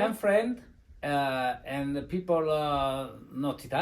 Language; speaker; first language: English; non-native, learner; Italian